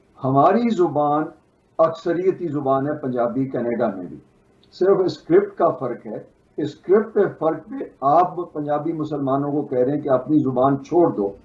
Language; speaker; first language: Urdu; non-native, local second language; Punjabi